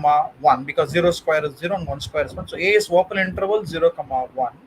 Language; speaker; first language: English; non-native, local second language; Tamil